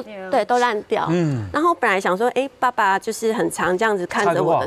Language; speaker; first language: Chinese; native; Chinese